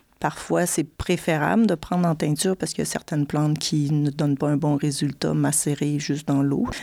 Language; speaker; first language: French; native; French